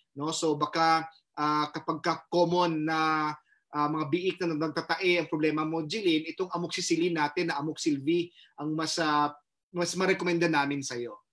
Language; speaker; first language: Filipino; non-native, local second language; Cebuano